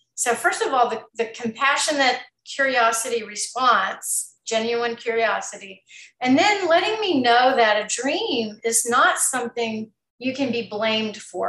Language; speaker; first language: English; native; English